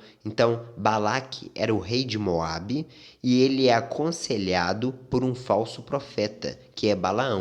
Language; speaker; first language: Portuguese; native; Portuguese